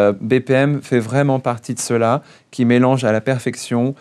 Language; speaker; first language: French; native; French